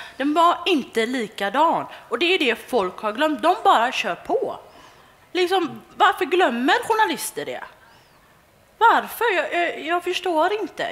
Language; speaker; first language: Swedish; early bilingual, other home language; Tigrinya